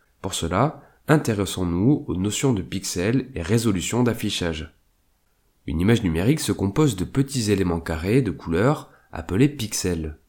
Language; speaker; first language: French; native; French